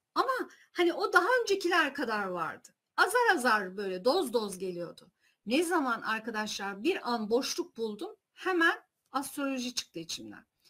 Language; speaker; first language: Turkish; early bilingual, heritage; Turkish